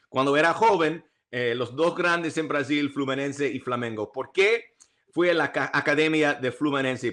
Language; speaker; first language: Spanish; early bilingual, heritage; English